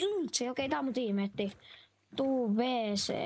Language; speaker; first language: Finnish; native; Finnish